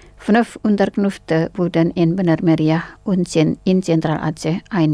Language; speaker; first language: German; non-native, fluent; Indonesian